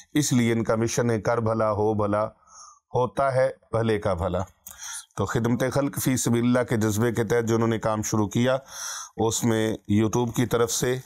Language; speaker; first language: Urdu; non-native, local second language; Punjabi